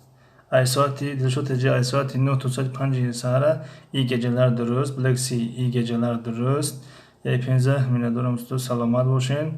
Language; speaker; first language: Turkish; non-native, fluent; Tajik